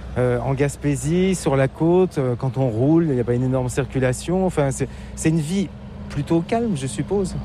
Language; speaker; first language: French; native; French